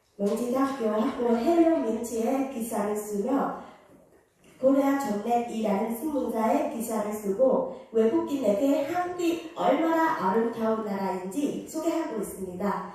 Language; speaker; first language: Korean; non-native, fluent; Vietnamese